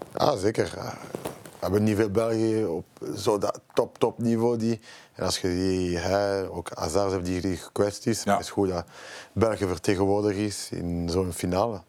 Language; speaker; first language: Dutch; non-native, local second language; French